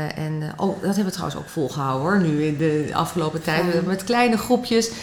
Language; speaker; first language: Dutch; native; Dutch